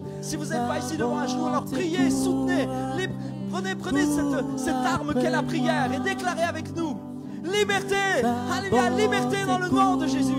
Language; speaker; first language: French; native; French